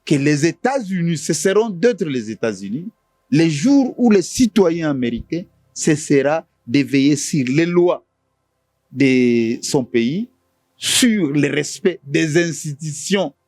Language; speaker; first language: French; non-native, local second language; Swahili